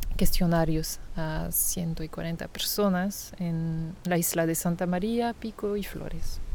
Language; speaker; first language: Spanish; non-native, fluent; French